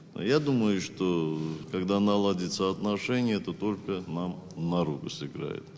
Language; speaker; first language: Russian; non-native, local second language; Armenian